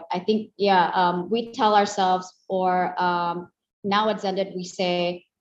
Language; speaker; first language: English; non-native, fluent; Indonesian